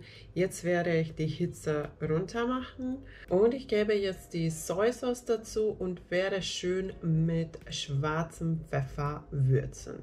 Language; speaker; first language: German; non-native, fluent; Finnish